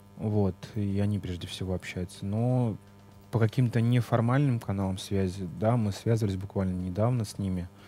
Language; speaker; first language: Russian; native; Russian